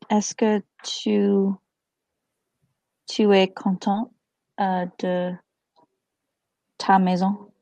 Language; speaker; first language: French; non-native, learner; English